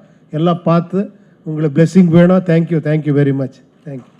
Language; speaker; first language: Tamil; non-native, learner; Kannada